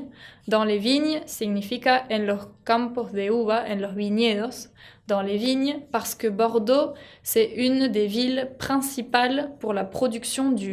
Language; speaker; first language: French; non-native, fluent; Spanish